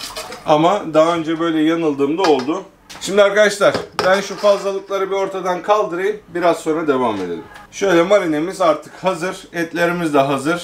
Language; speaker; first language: Turkish; native; Turkish